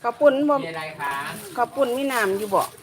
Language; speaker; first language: Thai; non-native, local second language; Lao